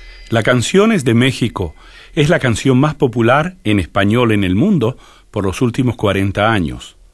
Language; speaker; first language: Spanish; native; Spanish